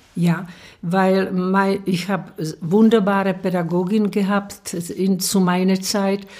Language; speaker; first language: German; non-native, fluent; Czech